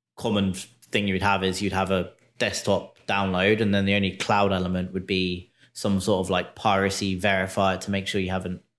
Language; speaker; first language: English; native; English